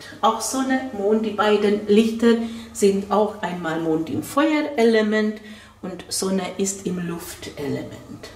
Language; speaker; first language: German; non-native, fluent; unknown